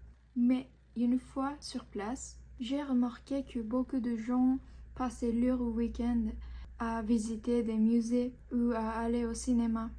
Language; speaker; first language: French; non-native, fluent; Japanese